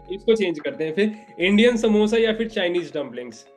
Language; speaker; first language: Hindi; native; Hindi